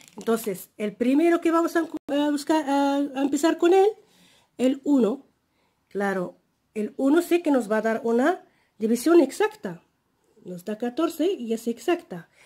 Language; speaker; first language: Spanish; non-native, fluent; Arabic